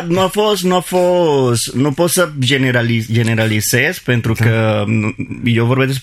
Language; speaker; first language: Romanian; non-native, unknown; Spanish